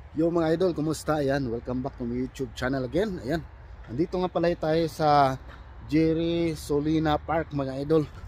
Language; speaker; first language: Filipino; non-native, local second language; Cebuano